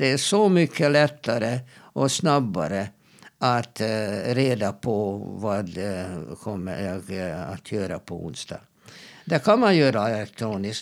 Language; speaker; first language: Swedish; non-native, fluent; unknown